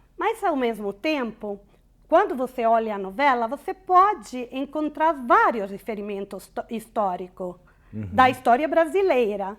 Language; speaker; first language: Portuguese; non-native, fluent; Italian